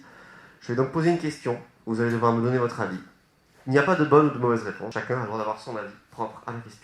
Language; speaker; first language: French; native; French